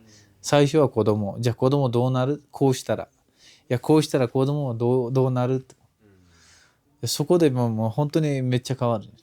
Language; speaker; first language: Japanese; non-native, fluent; Kashmiri